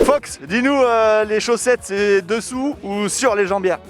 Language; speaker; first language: French; native; French